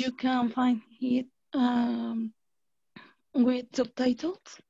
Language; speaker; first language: English; non-native, learner; Spanish